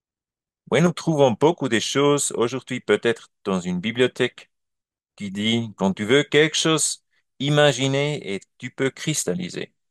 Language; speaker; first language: French; non-native, learner; German